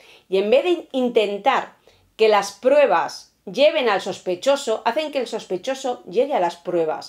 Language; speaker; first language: Spanish; native; Spanish